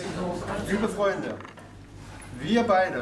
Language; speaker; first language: German; native; German